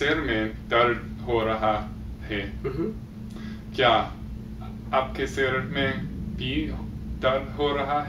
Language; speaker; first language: Hindi; non-native, learner; English